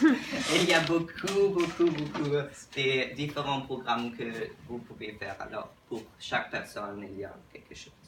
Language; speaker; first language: French; non-native, learner; English